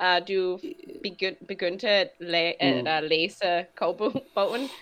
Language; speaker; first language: Danish; non-native, learner; English